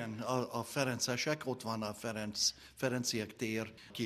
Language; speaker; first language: Hungarian; non-native, learner; English